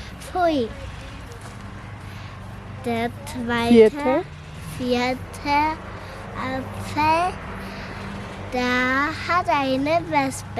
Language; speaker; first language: German; early bilingual, other home language; Turkish